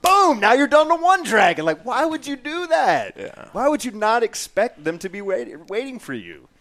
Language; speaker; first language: English; native; English